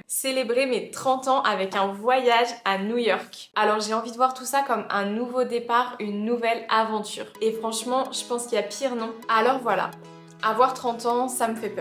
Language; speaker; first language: French; native; French